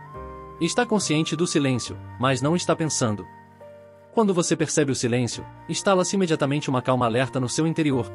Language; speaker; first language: Portuguese; native; Portuguese